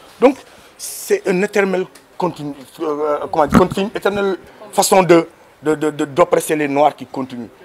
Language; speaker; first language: French; non-native, local second language; Wolof